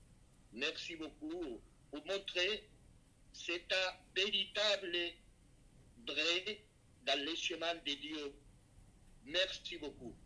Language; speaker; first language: French; non-native, learner; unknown